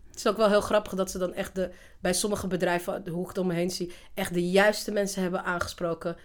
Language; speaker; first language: Dutch; early bilingual, other home language; Riffian